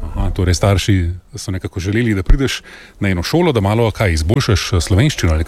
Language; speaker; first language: Slovenian; native; Slovenian